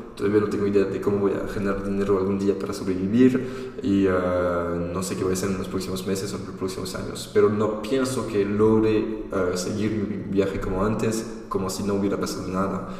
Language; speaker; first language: Spanish; non-native, fluent; French